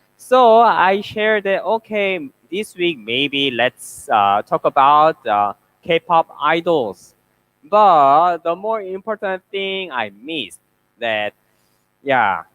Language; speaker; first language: English; non-native, learner; Korean